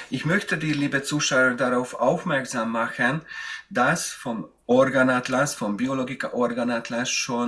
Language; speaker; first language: German; non-native, fluent; Hungarian